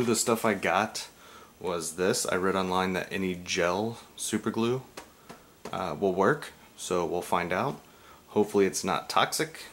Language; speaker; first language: English; native; English